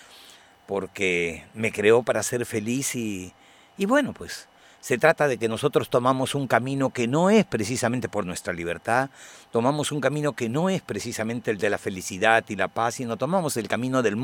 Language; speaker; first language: Spanish; native; Spanish